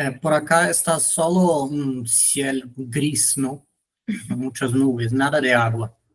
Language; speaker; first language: Spanish; non-native, fluent; Portuguese